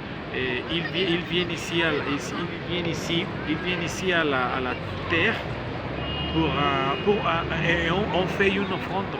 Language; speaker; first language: French; non-native, learner; Spanish